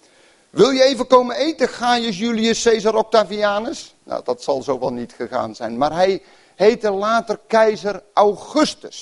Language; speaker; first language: Dutch; native; Dutch